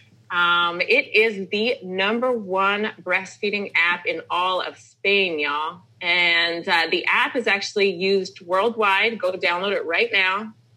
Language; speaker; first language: English; native; English